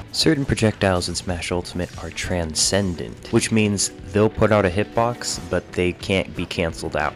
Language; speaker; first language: English; native; English